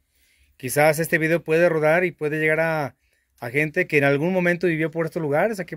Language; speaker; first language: Spanish; native; Spanish